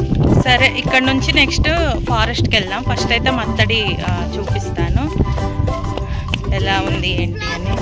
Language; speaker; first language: Telugu; native; Telugu